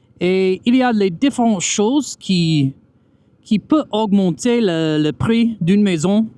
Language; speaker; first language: French; non-native, fluent; English